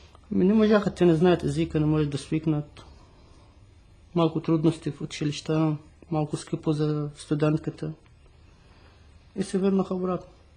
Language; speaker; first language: Bulgarian; non-native, fluent; Arabic